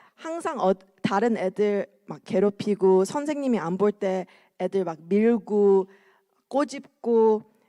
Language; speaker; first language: Korean; early bilingual, heritage; Korean